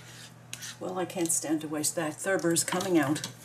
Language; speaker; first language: English; native; English